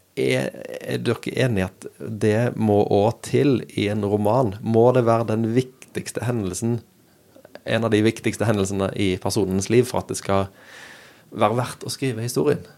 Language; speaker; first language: Norwegian; native; Norwegian